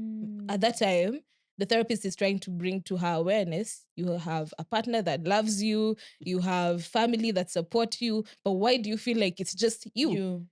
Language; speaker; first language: English; non-native, local second language; Swahili